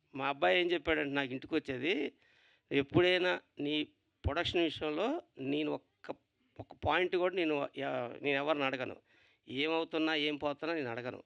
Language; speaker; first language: Telugu; native; Telugu